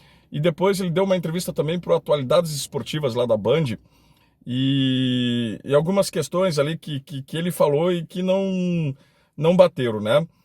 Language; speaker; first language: Portuguese; native; Portuguese